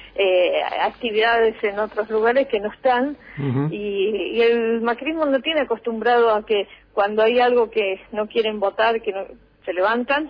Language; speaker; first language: Spanish; native; Spanish